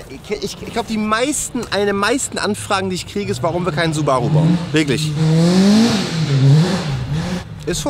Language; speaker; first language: German; native; German